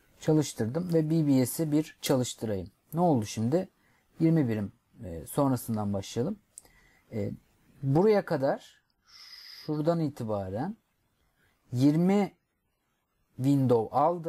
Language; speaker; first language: Turkish; native; Turkish